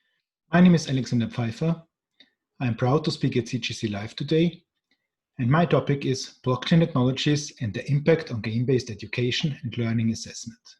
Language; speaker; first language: English; non-native, fluent; German